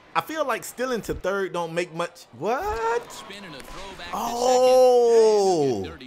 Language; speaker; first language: English; native; English